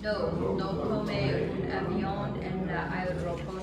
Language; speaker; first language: Spanish; non-native, learner; English